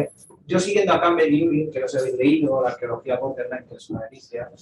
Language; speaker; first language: Spanish; native; Spanish